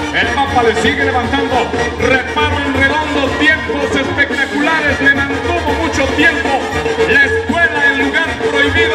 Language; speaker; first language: Spanish; native; Spanish